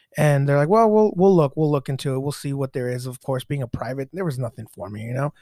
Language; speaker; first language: English; early bilingual, other home language; Spanish